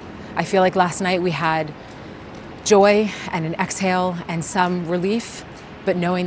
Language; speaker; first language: English; native; English